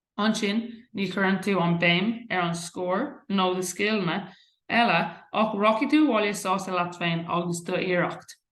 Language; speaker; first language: Irish; non-native, local second language; English